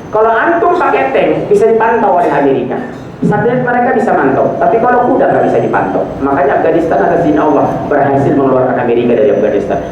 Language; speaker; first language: Indonesian; native; Indonesian